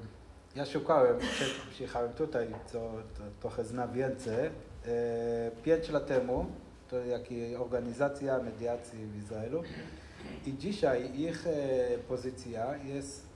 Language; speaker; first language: Polish; non-native, learner; Hebrew